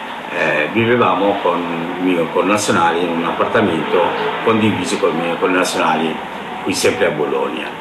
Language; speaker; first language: Italian; non-native, fluent; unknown